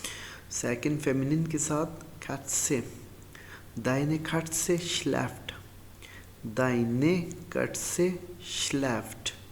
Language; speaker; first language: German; non-native, learner; Urdu